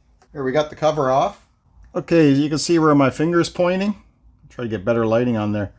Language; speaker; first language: English; native; English